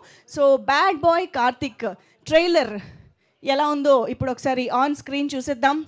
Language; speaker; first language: Telugu; native; Telugu